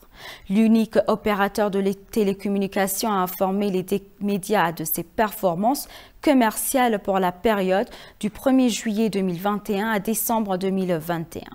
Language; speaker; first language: French; non-native, fluent; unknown